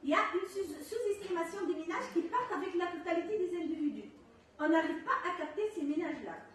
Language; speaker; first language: French; non-native, local second language; Arabic